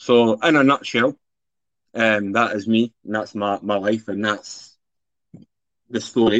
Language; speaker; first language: English; native; English